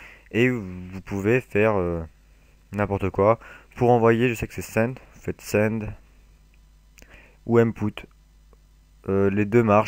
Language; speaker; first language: French; native; French